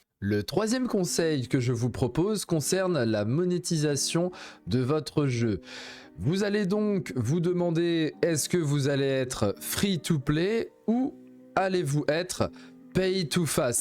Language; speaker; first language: French; native; French